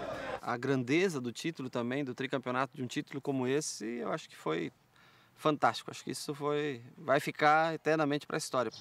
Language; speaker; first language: Portuguese; native; Portuguese